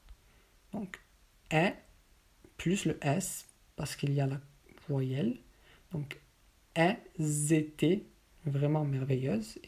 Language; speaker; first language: French; native; French